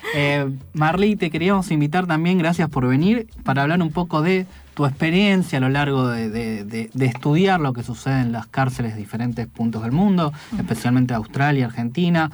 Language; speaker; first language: Spanish; native; Spanish